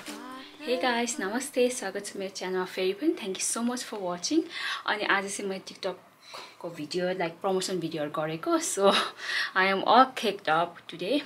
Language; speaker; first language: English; non-native, fluent; Nepali